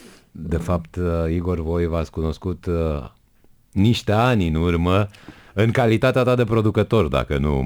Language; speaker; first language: Romanian; native; Romanian